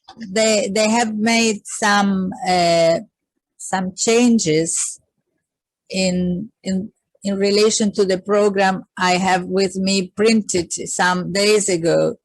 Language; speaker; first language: English; non-native, fluent; Spanish